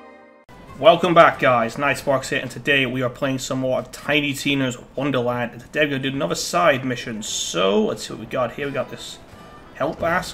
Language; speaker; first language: English; native; English